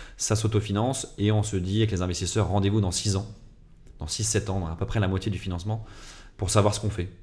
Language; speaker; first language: French; native; French